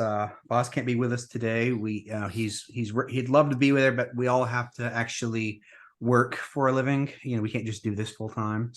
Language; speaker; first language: English; native; English